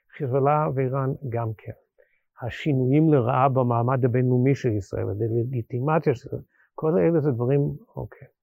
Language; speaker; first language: Hebrew; non-native, fluent; English